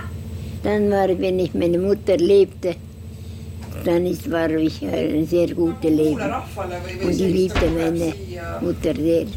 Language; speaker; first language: German; non-native, learner; Estonian